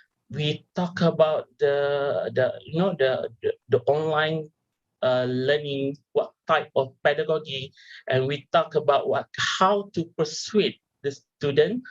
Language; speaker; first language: English; non-native, local second language; Malay